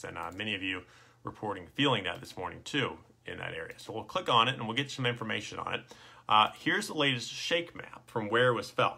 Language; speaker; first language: English; native; English